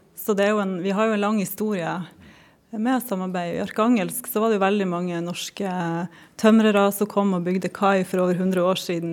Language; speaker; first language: Norwegian; native; Norwegian